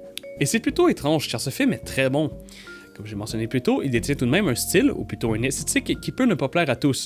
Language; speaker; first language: French; native; French